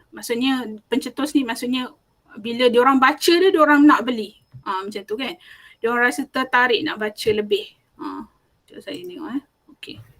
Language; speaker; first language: Malay; native; Malay